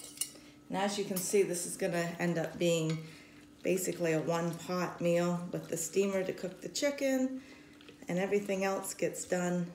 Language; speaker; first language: English; native; English